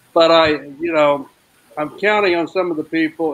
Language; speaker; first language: English; native; English